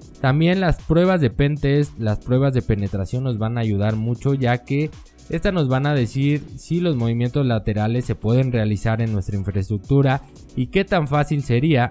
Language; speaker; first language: Spanish; native; Spanish